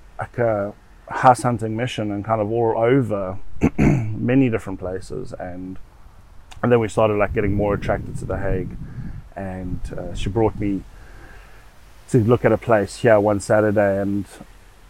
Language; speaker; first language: English; native; English